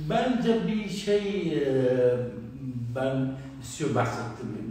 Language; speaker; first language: Turkish; non-native, learner; Arabic